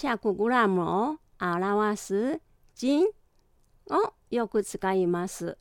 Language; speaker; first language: Japanese; non-native, fluent; Chinese